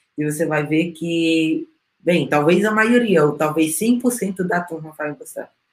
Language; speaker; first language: Portuguese; non-native, fluent; Spanish